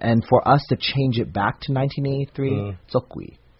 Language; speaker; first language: English; native; English